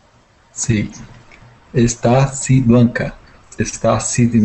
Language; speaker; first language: Spanish; non-native, learner; Portuguese